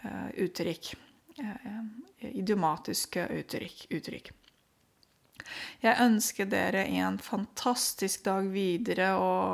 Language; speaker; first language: Norwegian; non-native, fluent; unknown